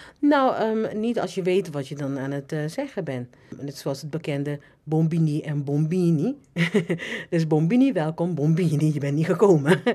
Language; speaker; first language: Dutch; non-native, local second language; Papiamento